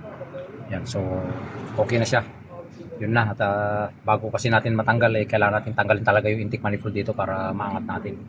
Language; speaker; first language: Filipino; native; Filipino